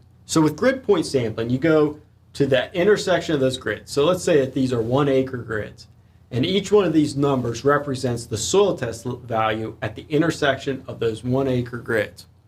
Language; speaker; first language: English; native; English